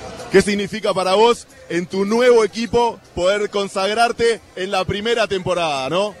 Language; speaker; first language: Spanish; native; Spanish